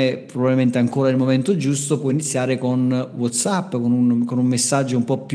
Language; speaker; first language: Italian; native; Italian